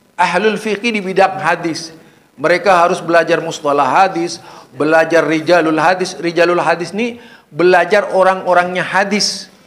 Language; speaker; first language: Indonesian; non-native, local second language; Madurese